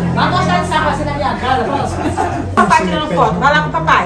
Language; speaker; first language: Portuguese; native; Portuguese